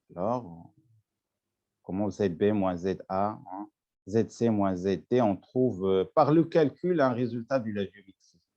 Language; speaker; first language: French; non-native, local second language; Arabic